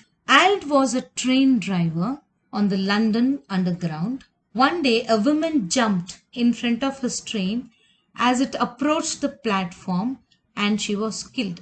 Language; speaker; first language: English; non-native, local second language; Kannada